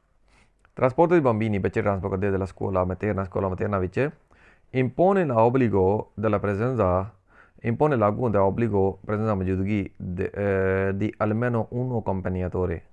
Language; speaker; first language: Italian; non-native, learner; Punjabi